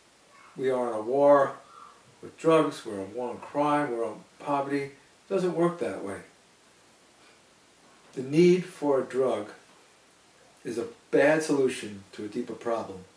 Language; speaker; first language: English; native; English